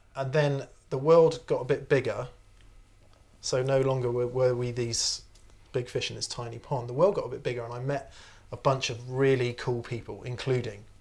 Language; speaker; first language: English; native; English